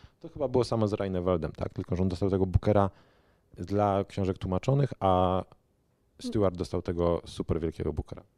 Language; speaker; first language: Polish; native; Polish